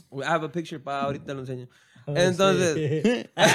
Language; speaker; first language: Spanish; early bilingual, heritage; Spanish